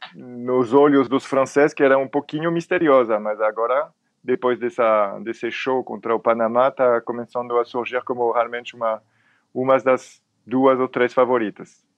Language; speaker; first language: Portuguese; non-native, fluent; French